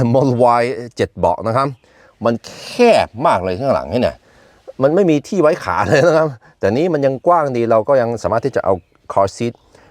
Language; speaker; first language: Thai; non-native, fluent; Norwegian